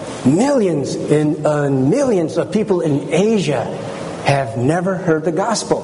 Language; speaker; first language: English; early bilingual, other home language; Chinese